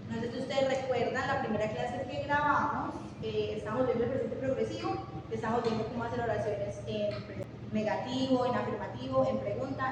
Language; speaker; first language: Spanish; non-native, fluent; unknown